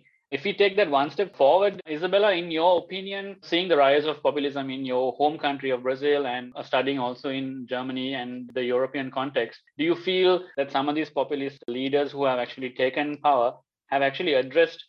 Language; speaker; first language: English; non-native, local second language; Sinhala